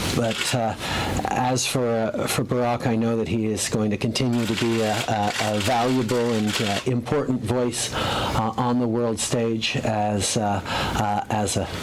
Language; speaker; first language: English; early bilingual, other home language; French